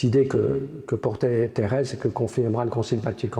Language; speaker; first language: French; native; French